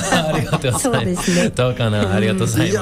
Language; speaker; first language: Japanese; non-native, fluent; English